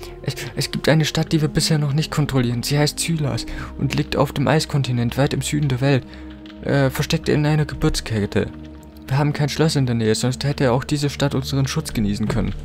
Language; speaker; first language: German; native; German